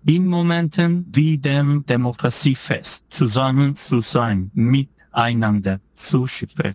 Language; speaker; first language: German; non-native, fluent; Turkish